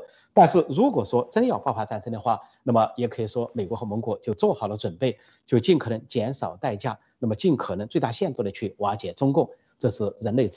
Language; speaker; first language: Chinese; native; Chinese